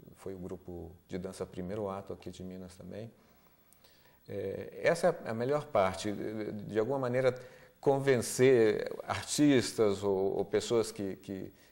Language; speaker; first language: Portuguese; early bilingual, other home language; Spanish